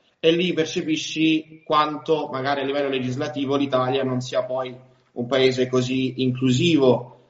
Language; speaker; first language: Italian; early bilingual, other home language; Swahili